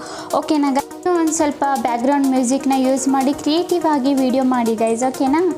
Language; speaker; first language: Kannada; native; Kannada